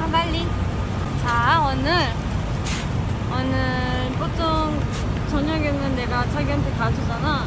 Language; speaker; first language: Korean; non-native, fluent; Romanian